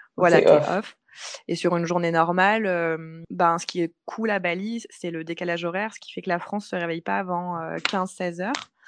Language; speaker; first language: French; native; French